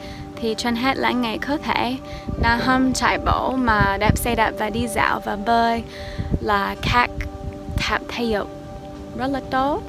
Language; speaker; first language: Vietnamese; non-native, fluent; English